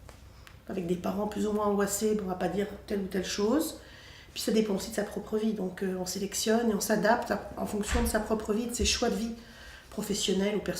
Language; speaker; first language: French; native; French